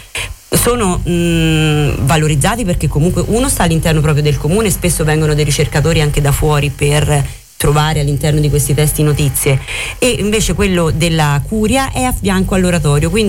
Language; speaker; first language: Italian; native; Italian